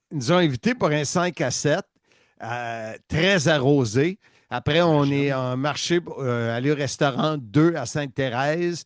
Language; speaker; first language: French; native; French